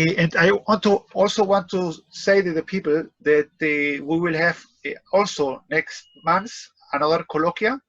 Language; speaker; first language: English; non-native, fluent; Spanish